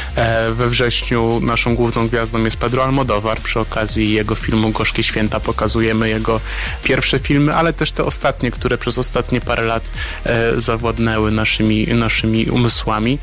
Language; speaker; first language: Polish; native; Polish